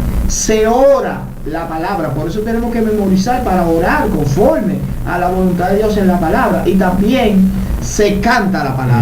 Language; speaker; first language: Spanish; native; Spanish